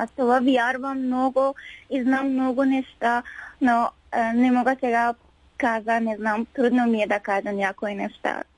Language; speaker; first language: Bulgarian; non-native, learner; Persian